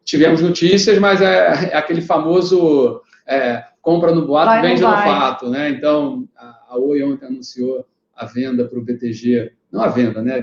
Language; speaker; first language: Portuguese; native; Portuguese